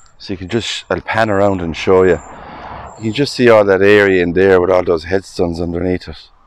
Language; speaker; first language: English; native; English